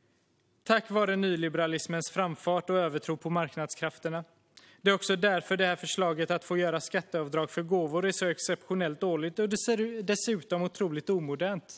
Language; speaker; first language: Swedish; native; Swedish